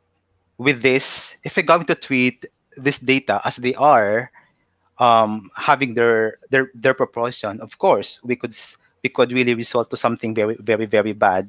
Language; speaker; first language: English; non-native, local second language; Cebuano